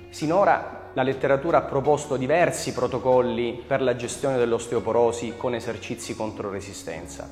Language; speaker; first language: Italian; native; Italian